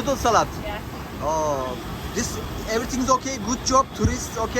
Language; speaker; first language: English; non-native, learner; Turkish